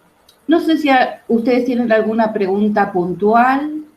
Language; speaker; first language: Spanish; native; Spanish